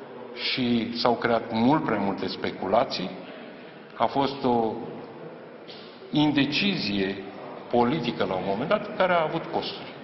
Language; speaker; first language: Romanian; native; Romanian